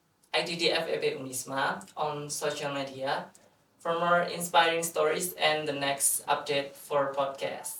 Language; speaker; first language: English; non-native, fluent; Indonesian